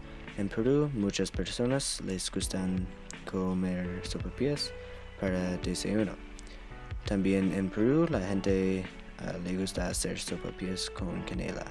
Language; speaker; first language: Spanish; non-native, learner; English